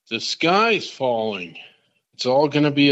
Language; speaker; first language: English; native; English